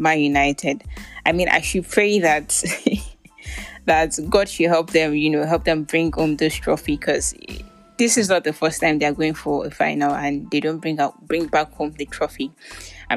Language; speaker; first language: English; non-native, local second language; Yoruba